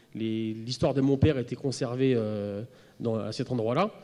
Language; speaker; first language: French; native; French